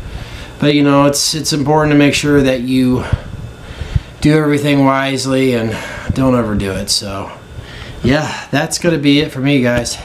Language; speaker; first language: English; native; English